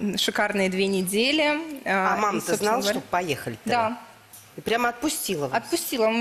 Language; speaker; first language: Russian; native; Russian